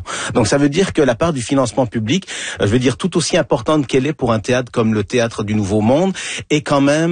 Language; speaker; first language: French; native; French